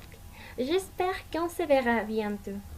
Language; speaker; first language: French; non-native, learner; Spanish